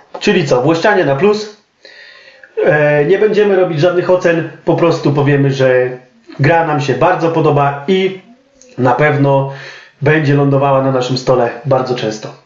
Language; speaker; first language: Polish; native; Polish